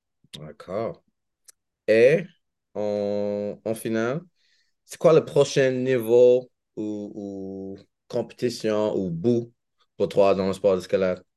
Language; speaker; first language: French; non-native, learner; English